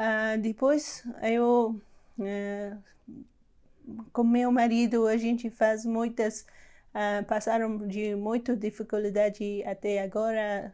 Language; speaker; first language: Portuguese; non-native, learner; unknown